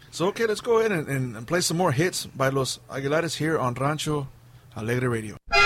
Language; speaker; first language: English; early bilingual, other home language; Spanish